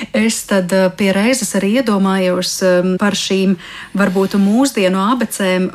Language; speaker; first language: Latvian; native; Latvian